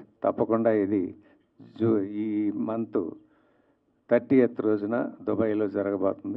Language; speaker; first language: Telugu; native; Telugu